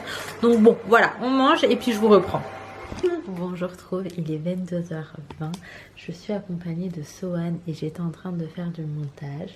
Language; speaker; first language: French; native; French